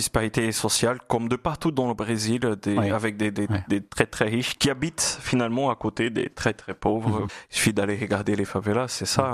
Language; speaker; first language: French; non-native, fluent; Portuguese